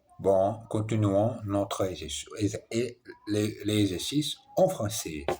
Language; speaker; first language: French; non-native, learner; Portuguese